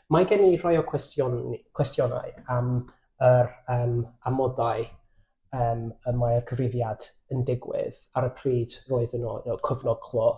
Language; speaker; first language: Welsh; non-native, fluent; English